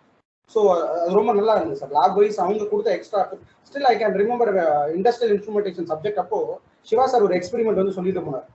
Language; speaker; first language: Tamil; native; Tamil